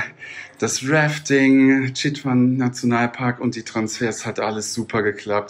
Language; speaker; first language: German; native; German